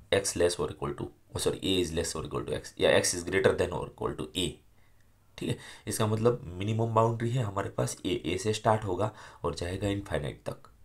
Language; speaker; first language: Hindi; non-native, local second language; Gujarati